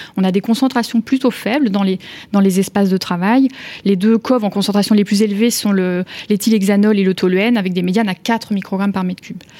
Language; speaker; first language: French; native; French